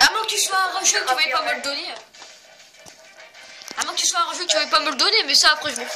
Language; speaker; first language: French; native; French